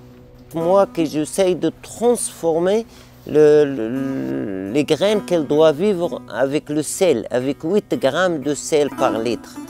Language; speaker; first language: French; non-native, learner; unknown